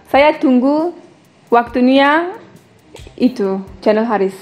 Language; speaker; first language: Indonesian; non-native, fluent; Turkish